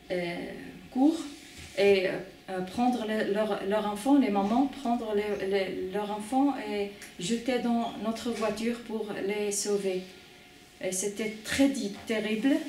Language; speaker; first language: French; non-native, fluent; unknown